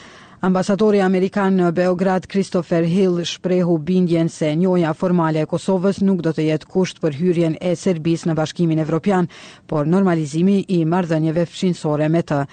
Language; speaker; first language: Albanian; native; Albanian